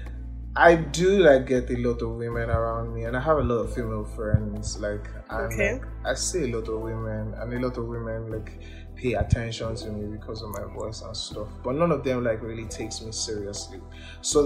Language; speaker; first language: English; non-native, local second language; Yoruba